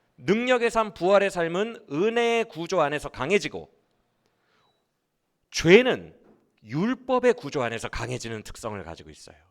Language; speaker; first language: Korean; native; Korean